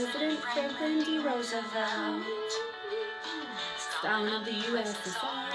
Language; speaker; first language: English; native; English